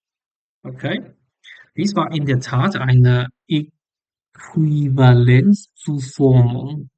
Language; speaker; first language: German; non-native, learner; English